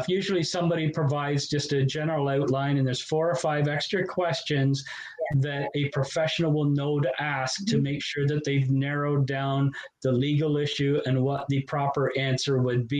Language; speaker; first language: English; native; English